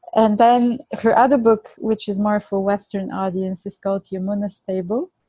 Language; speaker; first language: English; non-native, fluent; Bulgarian